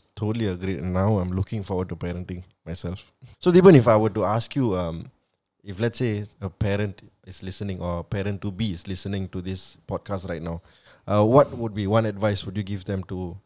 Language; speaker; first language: English; non-native, local second language; Tamil